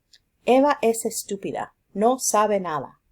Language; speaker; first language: Spanish; non-native, fluent; English